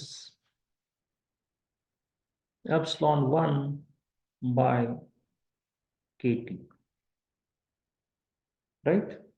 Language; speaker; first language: English; non-native, local second language; Kashmiri